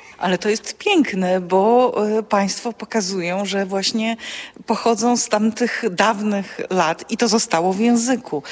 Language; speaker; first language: Polish; native; Polish